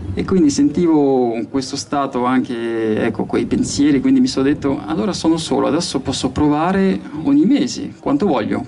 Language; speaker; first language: Italian; non-native, fluent; French